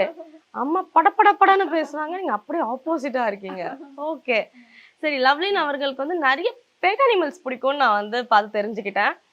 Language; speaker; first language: Tamil; native; Tamil